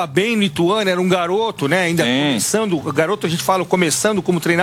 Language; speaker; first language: Portuguese; native; Portuguese